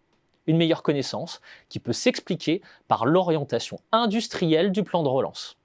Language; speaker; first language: French; native; French